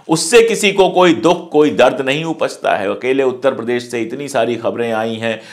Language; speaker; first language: Hindi; native; Hindi